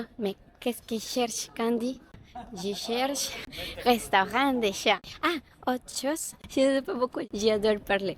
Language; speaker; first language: French; non-native, learner; Spanish